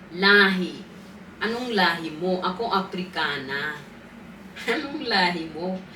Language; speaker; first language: Filipino; non-native, fluent; Swahili